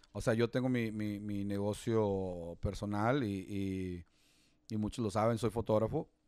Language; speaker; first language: Spanish; early bilingual, heritage; Spanish